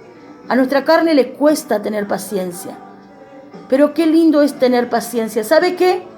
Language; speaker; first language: Spanish; native; Spanish